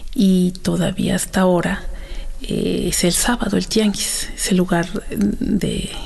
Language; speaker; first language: Spanish; native; Spanish